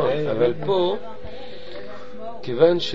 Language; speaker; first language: Hebrew; non-native, fluent; French